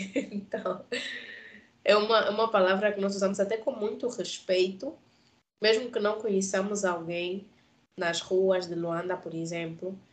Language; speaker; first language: Portuguese; native; Portuguese